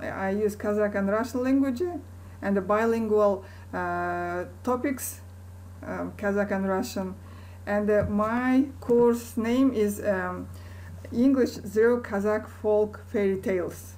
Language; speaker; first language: English; non-native, learner; Kazakh